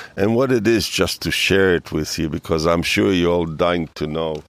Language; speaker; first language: English; early bilingual, other home language; Hebrew